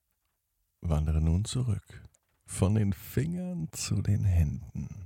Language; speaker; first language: German; native; German